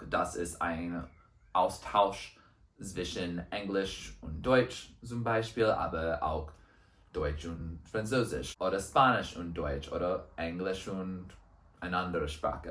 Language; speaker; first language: German; non-native, learner; English